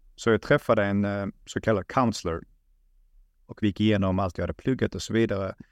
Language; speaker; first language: Swedish; early bilingual, other home language; Russian